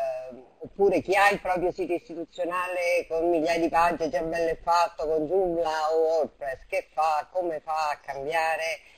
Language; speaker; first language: Italian; native; Italian